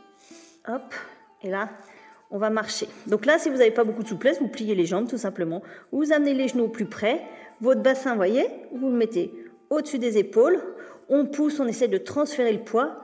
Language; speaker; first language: French; native; French